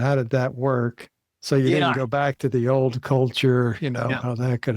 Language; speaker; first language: English; native; English